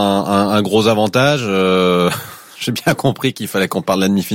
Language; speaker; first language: French; native; French